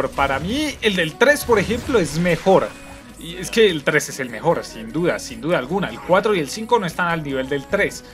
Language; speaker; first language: Spanish; native; Spanish